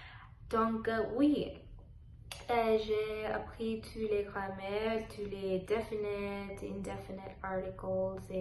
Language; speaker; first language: French; non-native, learner; Telugu